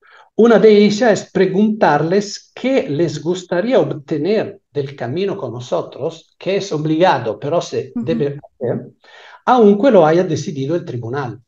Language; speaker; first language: Spanish; non-native, fluent; Italian